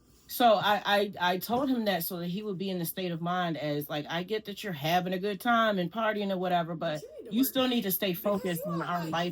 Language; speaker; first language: English; native; English